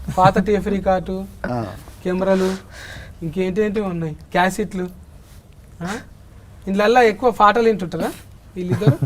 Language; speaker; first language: Telugu; native; Telugu